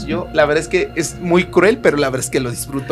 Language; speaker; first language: Spanish; native; Spanish